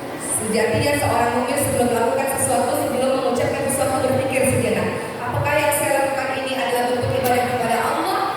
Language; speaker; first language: Indonesian; native; Indonesian